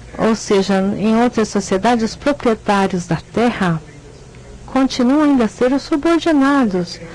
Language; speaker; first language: Portuguese; native; Portuguese